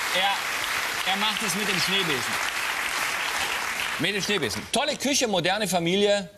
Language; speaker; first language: German; native; German